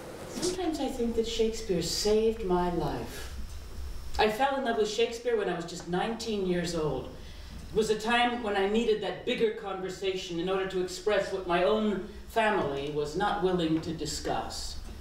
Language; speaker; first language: English; native; English